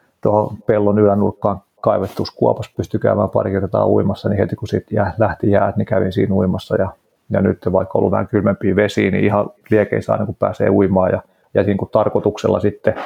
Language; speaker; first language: Finnish; native; Finnish